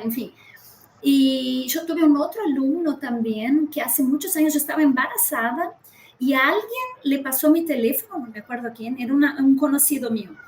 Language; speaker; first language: Spanish; early bilingual, heritage; Spanish